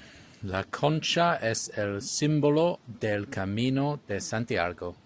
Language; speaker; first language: Spanish; non-native, learner; English